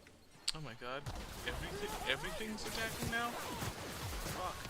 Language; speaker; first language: English; native; English